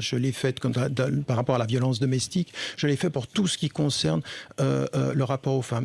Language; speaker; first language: French; early bilingual, other home language; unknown